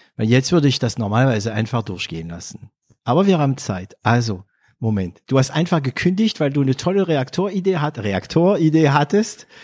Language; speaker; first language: German; non-native, fluent; French